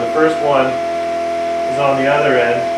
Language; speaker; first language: English; native; English